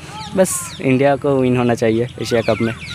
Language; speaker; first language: Hindi; non-native, local second language; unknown